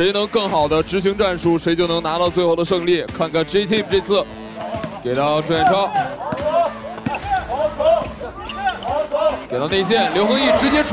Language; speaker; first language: Chinese; native; Chinese